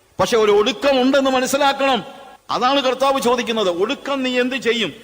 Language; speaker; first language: Malayalam; native; Malayalam